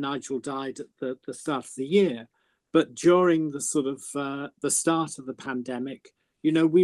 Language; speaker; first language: English; native; English